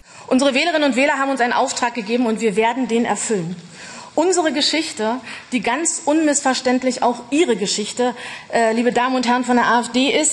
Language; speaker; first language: German; native; German